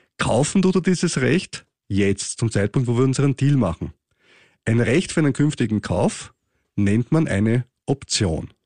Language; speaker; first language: German; native; German